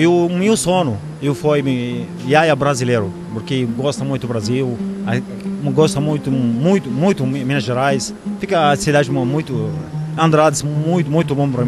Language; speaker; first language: Portuguese; non-native, learner; Arabic